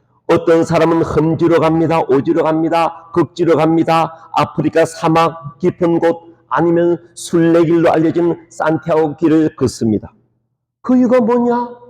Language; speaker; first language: Korean; native; Korean